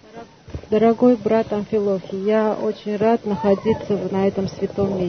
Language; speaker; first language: Russian; non-native, fluent; Armenian